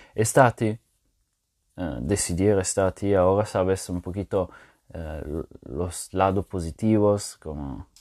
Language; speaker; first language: Spanish; non-native, fluent; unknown